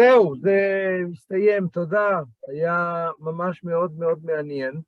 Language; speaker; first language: Hebrew; non-native, fluent; Spanish